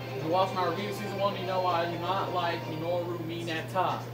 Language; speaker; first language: English; native; English